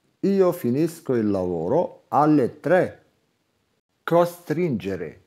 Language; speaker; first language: Italian; non-native, fluent; Arabic